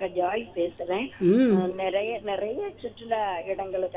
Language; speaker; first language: Tamil; native; Tamil